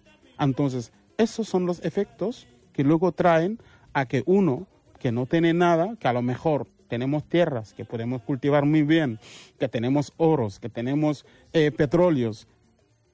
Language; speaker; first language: Spanish; non-native, fluent; Wolof